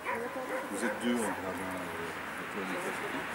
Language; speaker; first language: French; native; French